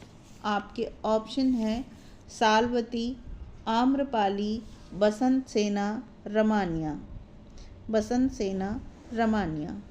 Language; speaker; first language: Hindi; native; Hindi